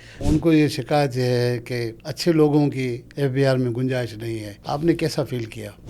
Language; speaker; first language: Urdu; non-native, local second language; Sindhi